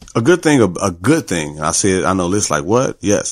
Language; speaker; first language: English; native; English